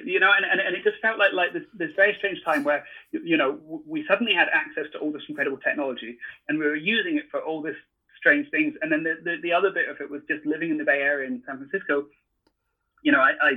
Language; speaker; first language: English; native; English